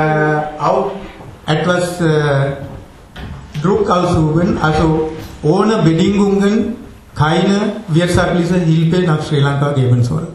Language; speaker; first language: German; non-native, fluent; Tamil